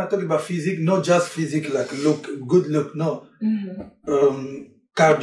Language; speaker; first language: English; non-native, learner; French